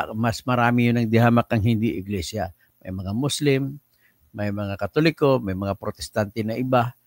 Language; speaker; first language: Filipino; native; Filipino